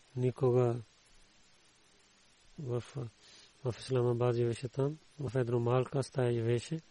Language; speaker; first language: Bulgarian; non-native, learner; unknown